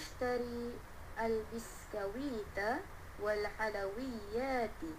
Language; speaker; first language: Arabic; non-native, learner; Malay